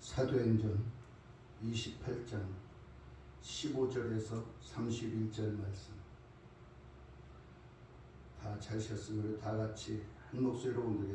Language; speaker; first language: Korean; native; Korean